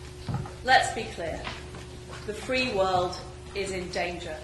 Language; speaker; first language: English; native; English